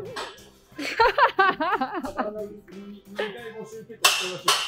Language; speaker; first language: Japanese; native; Japanese